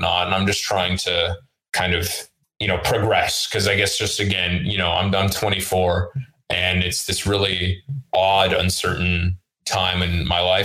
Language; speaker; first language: English; early bilingual, other home language; Russian